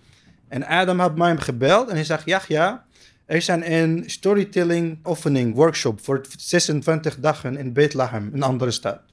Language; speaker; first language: Dutch; non-native, learner; Arabic